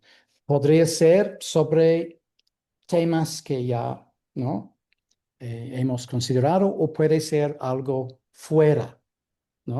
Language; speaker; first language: Spanish; non-native, fluent; English